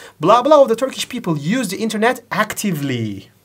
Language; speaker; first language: English; non-native, fluent; Turkish